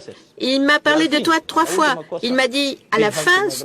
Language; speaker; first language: French; non-native, local second language; Portuguese